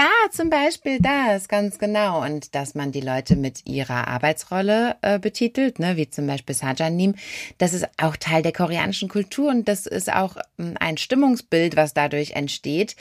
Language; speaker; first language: German; native; German